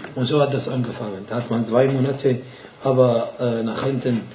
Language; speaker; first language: German; non-native, fluent; Arabic